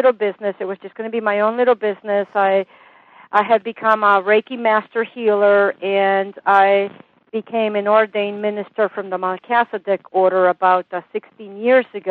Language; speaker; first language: English; non-native, fluent; Italian